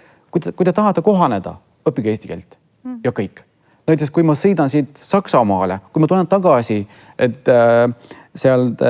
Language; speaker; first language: Estonian; non-native, fluent; Kurdish